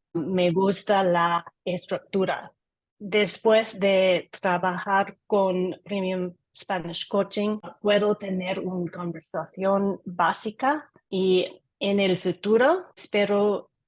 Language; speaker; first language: Spanish; non-native, learner; English